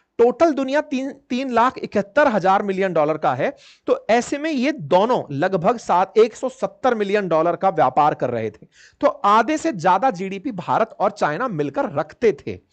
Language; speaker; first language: Hindi; native; Hindi